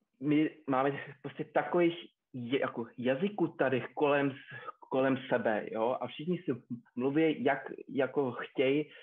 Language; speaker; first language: Czech; early bilingual, heritage; Czech